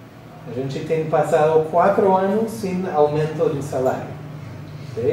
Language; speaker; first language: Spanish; non-native, fluent; English